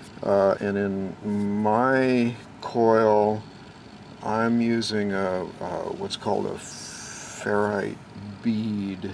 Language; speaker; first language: English; native; English